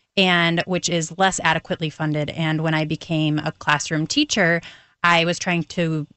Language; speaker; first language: English; native; English